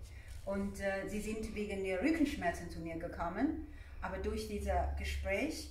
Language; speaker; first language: German; non-native, fluent; Chinese